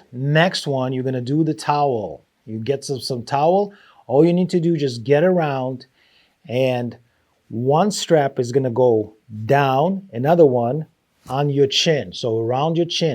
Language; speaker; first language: English; non-native, fluent; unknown